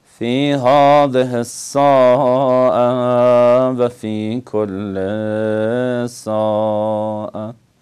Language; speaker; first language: Arabic; non-native, fluent; Persian